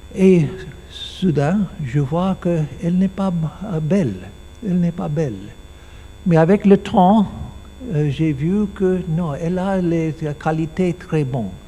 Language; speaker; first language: French; non-native, learner; English